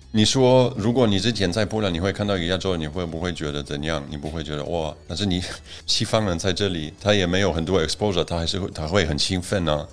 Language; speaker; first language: Chinese; non-native, fluent; German